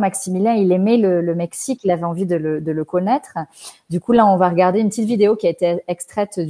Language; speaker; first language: French; native; French